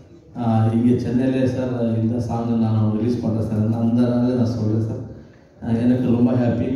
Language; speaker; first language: Tamil; non-native, learner; Kannada